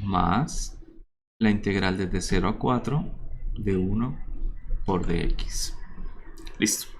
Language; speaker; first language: Spanish; native; Spanish